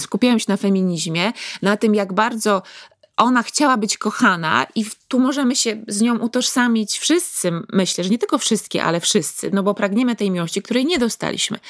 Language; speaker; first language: Polish; native; Polish